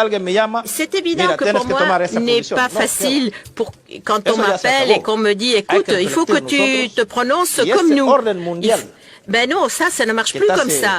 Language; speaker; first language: French; non-native, local second language; Portuguese